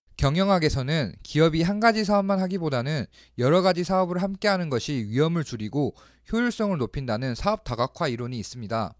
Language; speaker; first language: Korean; native; Korean